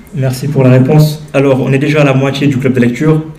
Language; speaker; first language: French; non-native, local second language; Wolof